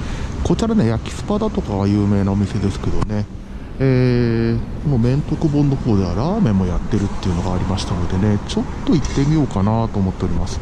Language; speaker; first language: Japanese; native; Japanese